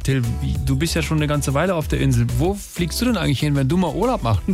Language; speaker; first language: German; native; German